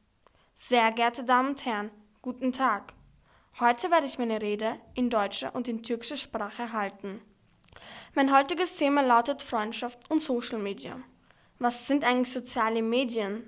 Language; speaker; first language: German; early bilingual, other home language; Turkish